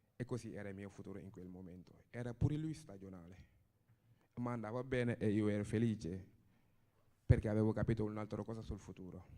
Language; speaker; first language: Italian; non-native, fluent; Wolof